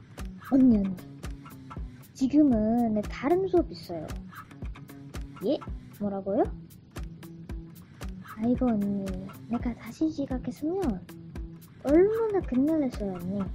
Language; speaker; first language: Korean; non-native, learner; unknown